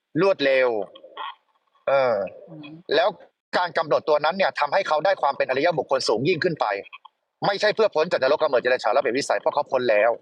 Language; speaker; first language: Thai; native; Thai